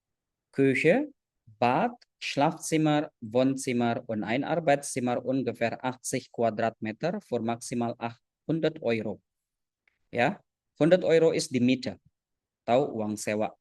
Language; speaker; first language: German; non-native, fluent; Indonesian